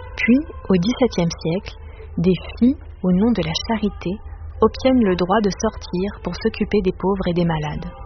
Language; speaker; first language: French; native; French